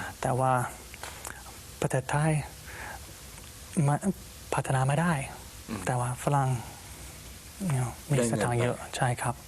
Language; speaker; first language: Thai; non-native, learner; English